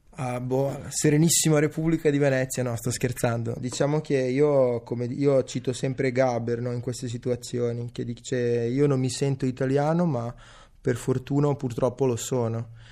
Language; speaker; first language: Italian; early bilingual, other home language; Serbian